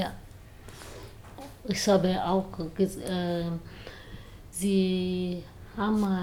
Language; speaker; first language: German; non-native, learner; Swahili